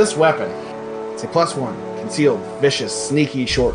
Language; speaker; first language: English; native; English